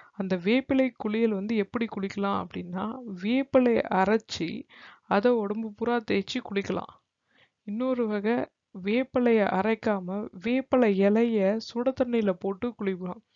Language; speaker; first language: Tamil; native; Tamil